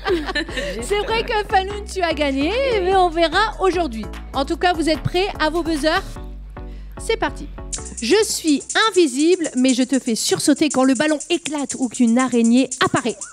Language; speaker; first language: French; native; French